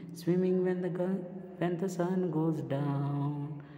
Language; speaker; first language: English; non-native, local second language; Gujarati